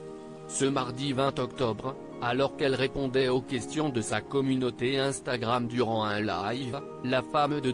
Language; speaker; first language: French; native; French